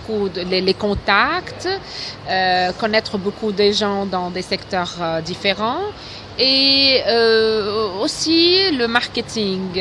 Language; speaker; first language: French; non-native, local second language; Arabic